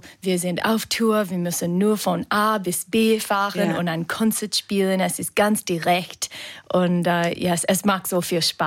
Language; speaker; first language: German; non-native, fluent; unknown